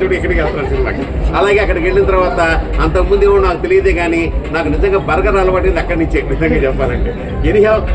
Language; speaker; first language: Telugu; native; Telugu